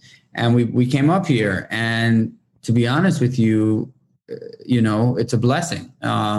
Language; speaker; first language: English; native; English